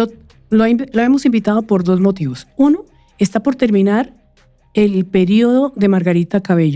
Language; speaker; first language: Spanish; native; Spanish